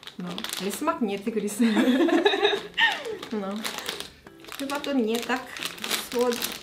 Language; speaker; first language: Polish; non-native, learner; Korean